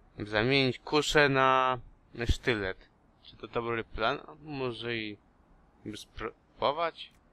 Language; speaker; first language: Polish; early bilingual, heritage; Polish